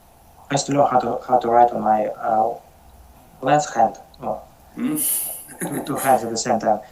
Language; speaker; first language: English; non-native, learner; Russian